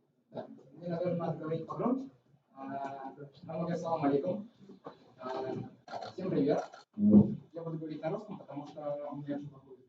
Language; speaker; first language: Russian; native; Russian